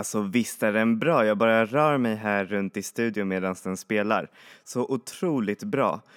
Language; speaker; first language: Swedish; native; Swedish